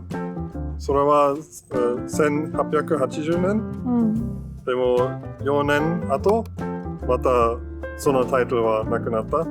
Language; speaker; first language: Japanese; non-native, fluent; German